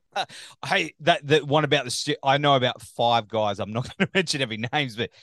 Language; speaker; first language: English; native; English